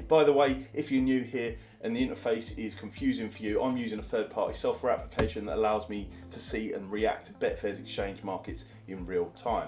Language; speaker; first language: English; native; English